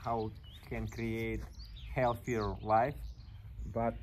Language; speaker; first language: English; non-native, learner; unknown